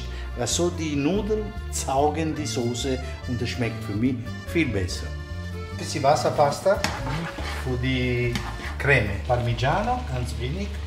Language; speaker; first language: German; non-native, fluent; Italian